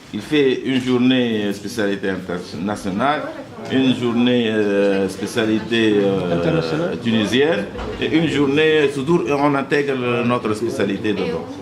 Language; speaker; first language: French; non-native, local second language; Arabic